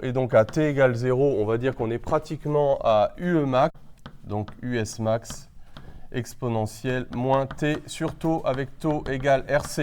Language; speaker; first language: French; native; French